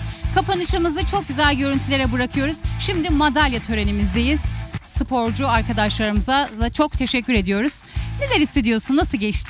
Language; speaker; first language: Turkish; native; Turkish